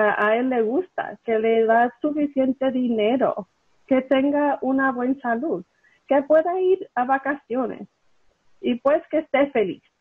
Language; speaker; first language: Spanish; early bilingual, heritage; Spanish